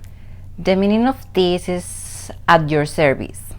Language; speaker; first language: English; non-native, fluent; Spanish